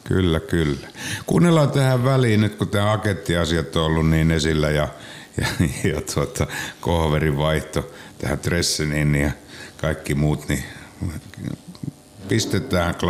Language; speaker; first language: Finnish; native; Finnish